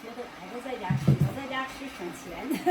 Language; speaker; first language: Chinese; native; Chinese